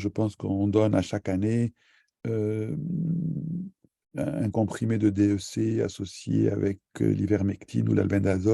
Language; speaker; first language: French; native; French